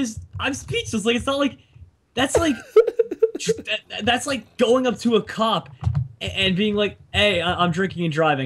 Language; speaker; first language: English; native; English